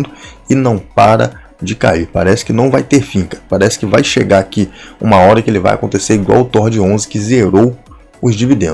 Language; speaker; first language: Portuguese; native; Portuguese